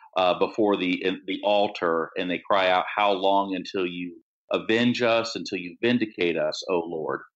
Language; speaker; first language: English; native; English